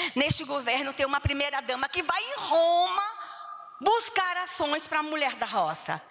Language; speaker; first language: Portuguese; native; Portuguese